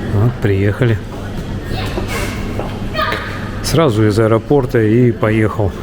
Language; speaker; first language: Russian; native; Russian